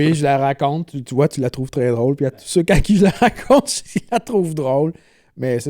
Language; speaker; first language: French; native; French